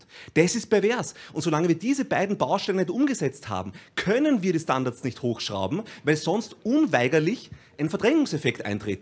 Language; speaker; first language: German; native; German